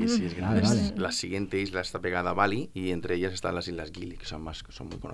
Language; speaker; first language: Spanish; native; Spanish